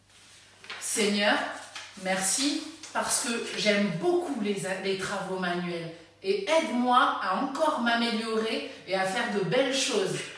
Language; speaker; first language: French; native; French